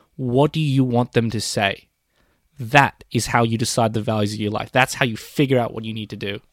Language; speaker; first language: English; early bilingual, other home language; Filipino